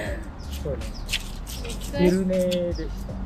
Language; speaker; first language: Japanese; non-native, learner; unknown